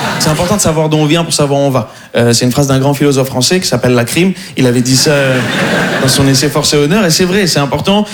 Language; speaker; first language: French; non-native, local second language; Arabic